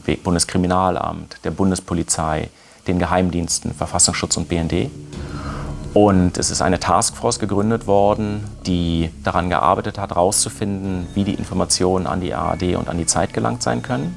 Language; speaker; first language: German; native; German